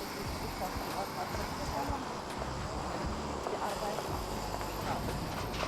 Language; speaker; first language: German; non-native, fluent; Ukrainian